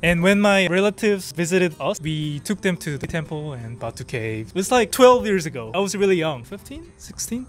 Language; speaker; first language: English; early bilingual, other home language; Korean